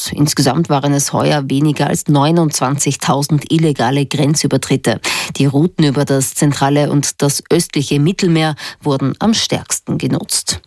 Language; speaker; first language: German; native; German